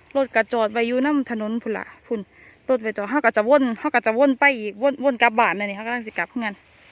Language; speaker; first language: Thai; native; Thai